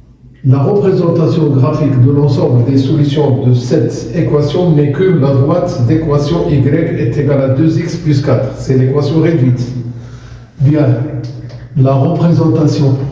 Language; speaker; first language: French; non-native, local second language; Arabic